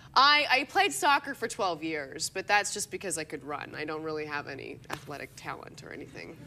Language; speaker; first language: English; native; English